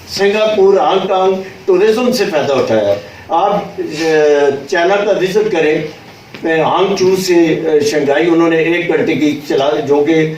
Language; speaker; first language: Urdu; non-native, local second language; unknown